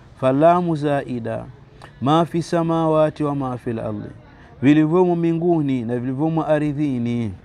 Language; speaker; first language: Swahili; native; Swahili